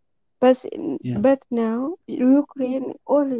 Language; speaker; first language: English; non-native, learner; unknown